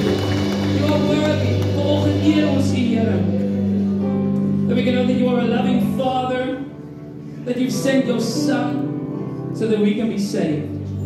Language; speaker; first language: English; non-native, local second language; Afrikaans